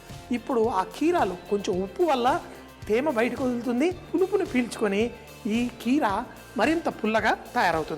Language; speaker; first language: Telugu; native; Telugu